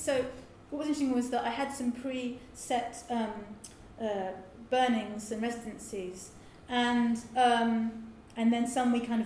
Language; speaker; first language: English; native; English